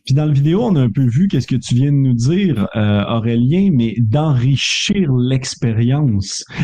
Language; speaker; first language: French; native; French